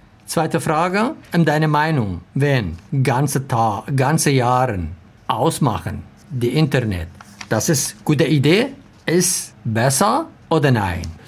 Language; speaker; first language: German; non-native, learner; Arabic